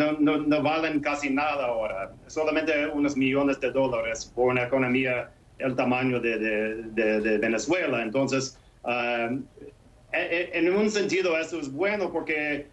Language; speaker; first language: Spanish; non-native, fluent; English